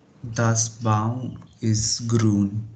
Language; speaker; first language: German; non-native, learner; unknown